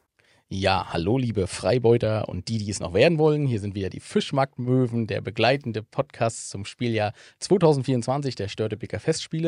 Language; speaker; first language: German; native; German